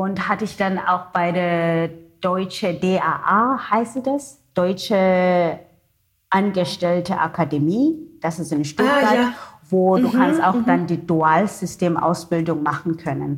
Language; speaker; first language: German; non-native, learner; Xhosa